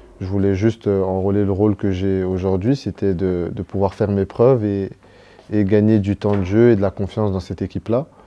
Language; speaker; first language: French; early bilingual, other home language; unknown